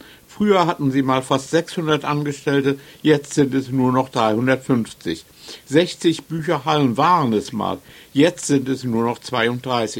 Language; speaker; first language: German; native; German